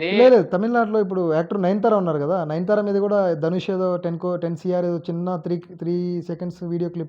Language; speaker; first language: Telugu; native; Telugu